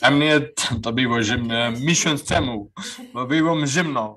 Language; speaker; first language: Polish; non-native, learner; English